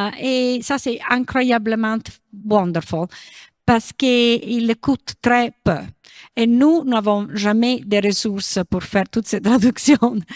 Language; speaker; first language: French; non-native, learner; Italian